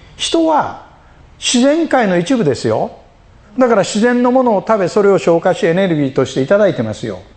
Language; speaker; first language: Japanese; native; Japanese